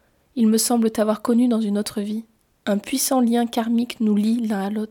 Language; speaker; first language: French; native; French